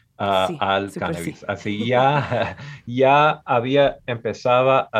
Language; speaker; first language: Spanish; early bilingual, heritage; Spanish